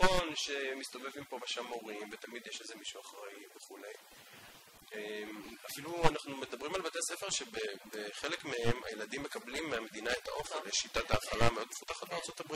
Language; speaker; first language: Hebrew; native; Hebrew